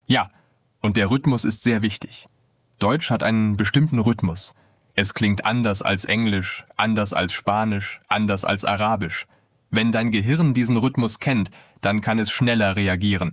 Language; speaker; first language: German; non-native, fluent; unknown